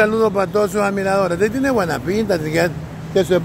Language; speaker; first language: Spanish; native; Spanish